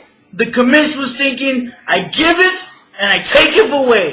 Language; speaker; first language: English; native; English